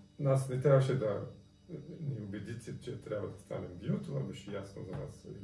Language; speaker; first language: Bulgarian; non-native, fluent; German